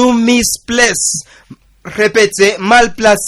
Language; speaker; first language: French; non-native, fluent; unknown